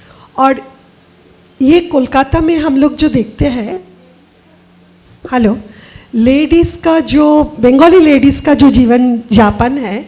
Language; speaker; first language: Hindi; non-native, local second language; Bangla